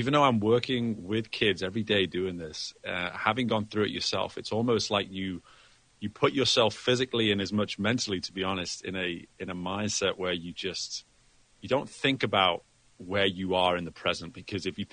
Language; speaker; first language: English; native; English